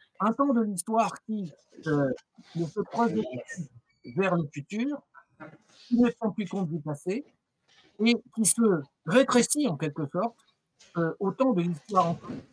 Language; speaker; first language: French; native; French